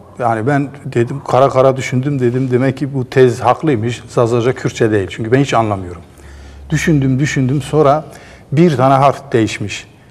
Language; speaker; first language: Turkish; non-native, local second language; Kurdish